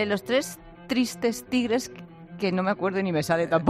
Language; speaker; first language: Spanish; native; Spanish